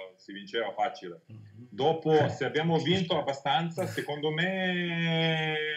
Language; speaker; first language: Italian; non-native, fluent; Serbian